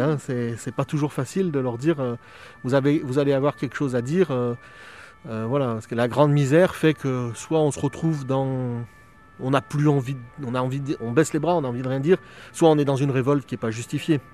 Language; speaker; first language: French; native; French